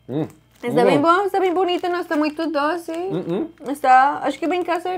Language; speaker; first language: Portuguese; non-native, fluent; Spanish